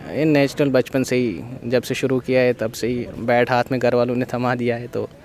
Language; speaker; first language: Hindi; native; Hindi